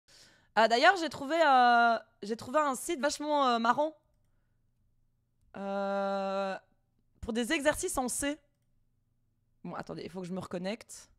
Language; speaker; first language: French; native; French